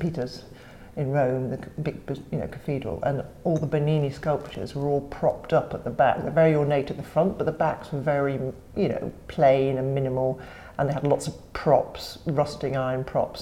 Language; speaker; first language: English; native; English